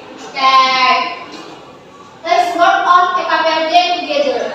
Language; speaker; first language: English; non-native, learner; Indonesian